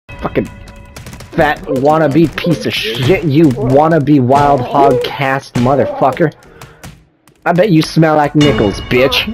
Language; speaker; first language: English; native; English